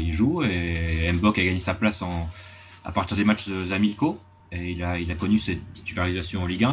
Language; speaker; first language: French; native; French